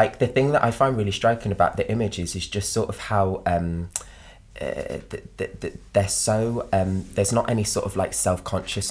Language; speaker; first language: English; native; English